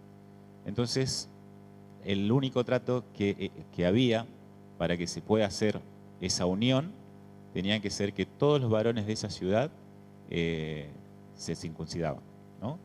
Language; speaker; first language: Spanish; native; Spanish